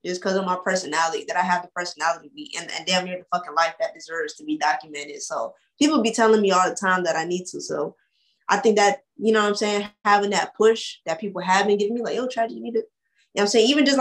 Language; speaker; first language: English; native; English